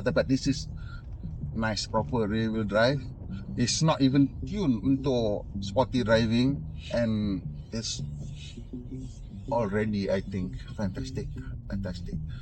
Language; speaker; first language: English; non-native, local second language; Malay